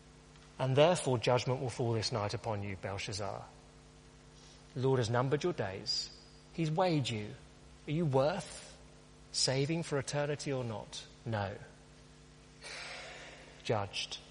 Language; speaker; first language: English; native; English